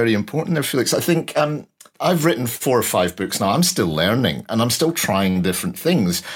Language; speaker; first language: English; native; English